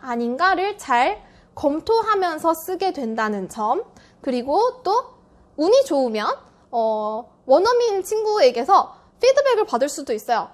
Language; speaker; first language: Korean; native; Korean